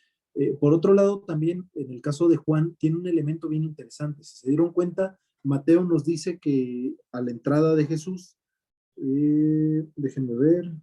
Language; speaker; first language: Spanish; native; Spanish